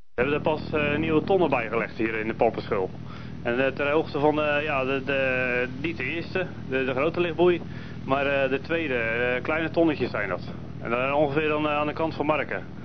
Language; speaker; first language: Dutch; native; Dutch